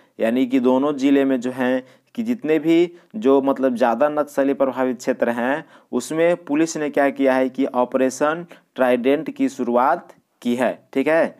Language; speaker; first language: Hindi; native; Hindi